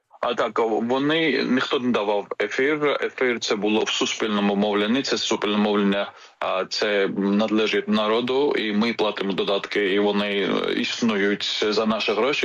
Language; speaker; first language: Ukrainian; non-native, fluent; Georgian